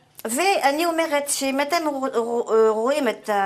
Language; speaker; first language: Hebrew; non-native, fluent; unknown